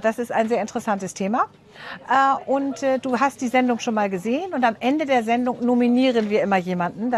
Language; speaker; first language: German; native; German